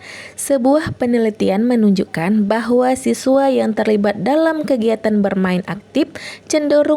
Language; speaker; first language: Indonesian; native; Indonesian